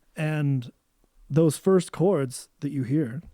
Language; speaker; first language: English; native; English